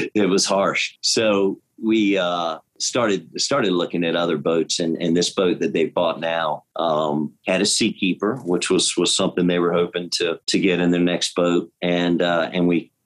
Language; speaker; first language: English; native; English